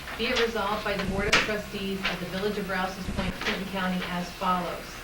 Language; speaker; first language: English; native; English